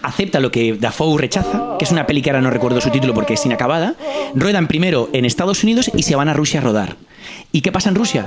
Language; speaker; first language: Spanish; non-native, local second language; Catalan